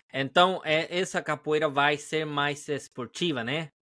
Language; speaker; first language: Portuguese; non-native, learner; Spanish